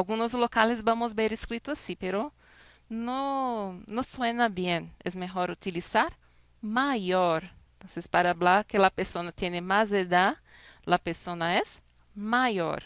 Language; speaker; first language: Spanish; non-native, fluent; Portuguese